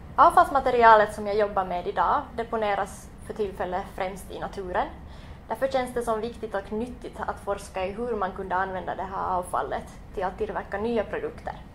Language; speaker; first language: Swedish; native; Swedish